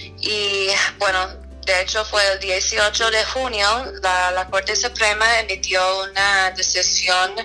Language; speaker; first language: Spanish; non-native, fluent; English